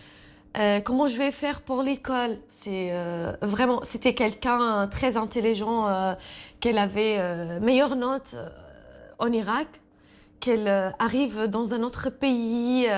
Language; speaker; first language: French; non-native, fluent; Assyrian Neo-Aramaic